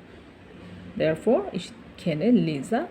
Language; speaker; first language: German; non-native, learner; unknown